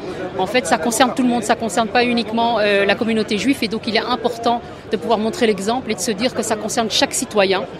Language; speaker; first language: French; native; French